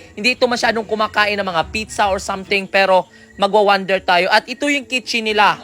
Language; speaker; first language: Filipino; non-native, local second language; Cebuano